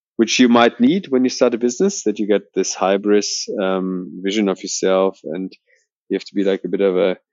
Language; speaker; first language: English; non-native, fluent; German